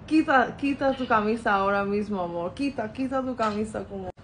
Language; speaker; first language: Spanish; non-native, learner; Bangla